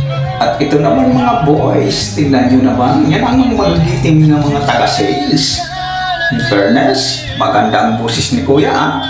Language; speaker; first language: Filipino; native; Filipino